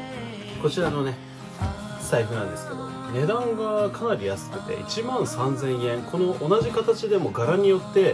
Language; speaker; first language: Japanese; native; Japanese